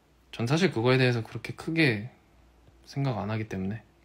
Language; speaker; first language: Korean; native; Korean